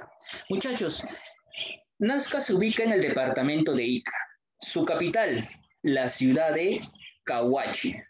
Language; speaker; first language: Spanish; native; Spanish